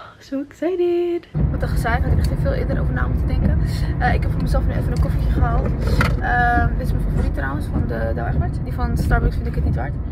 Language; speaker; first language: Dutch; early bilingual, other home language; Arabic